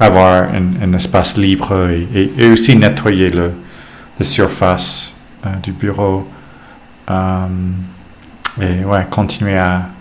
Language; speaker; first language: French; non-native, fluent; English